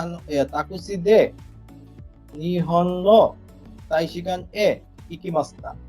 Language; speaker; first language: Japanese; non-native, learner; Bangla